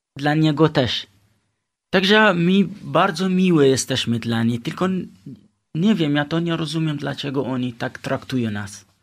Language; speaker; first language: Polish; non-native, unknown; Kurdish